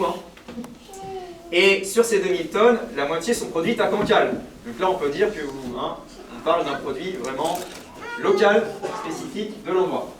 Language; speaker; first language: French; native; French